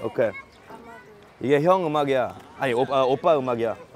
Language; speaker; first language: Korean; early bilingual, heritage; Korean